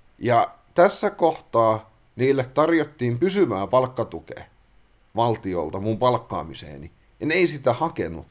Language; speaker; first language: Finnish; native; Finnish